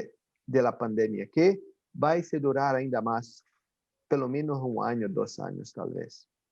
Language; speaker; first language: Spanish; non-native, fluent; Portuguese